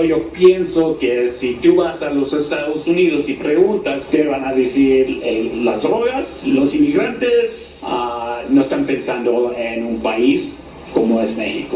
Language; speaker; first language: Spanish; early bilingual, heritage; Spanish